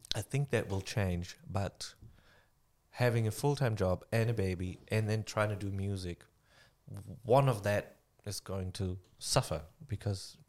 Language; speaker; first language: English; non-native, fluent; German